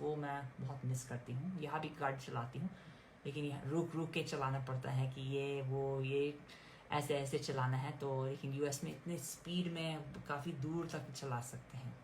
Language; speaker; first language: Hindi; non-native, fluent; English